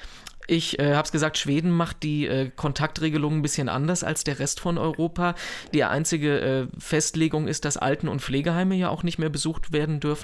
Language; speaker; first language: German; native; German